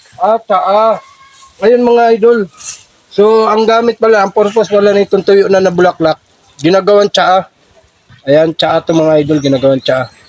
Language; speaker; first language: Filipino; native; Filipino